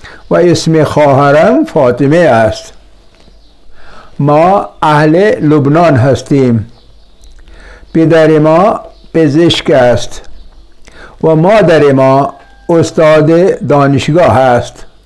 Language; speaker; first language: Persian; non-native, fluent; Urdu